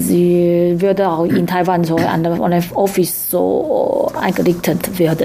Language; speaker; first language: German; non-native, learner; Chinese